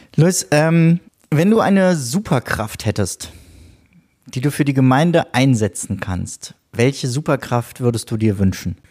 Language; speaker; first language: German; native; German